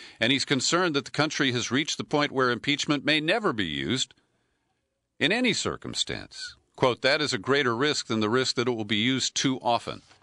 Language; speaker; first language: English; native; English